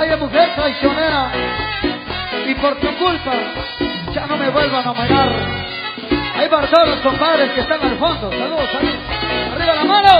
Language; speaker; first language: Spanish; native; Spanish